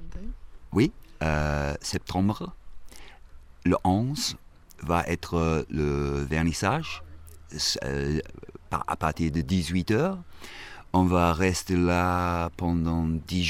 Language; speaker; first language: French; non-native, fluent; English